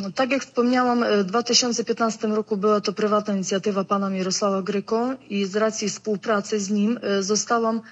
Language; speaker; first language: Polish; early bilingual, other home language; Ukrainian